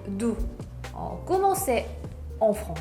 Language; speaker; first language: French; non-native, learner; Korean